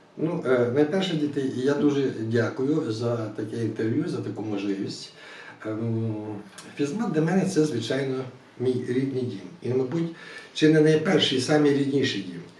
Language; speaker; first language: Ukrainian; native; Ukrainian